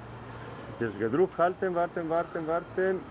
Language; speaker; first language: German; non-native, fluent; Spanish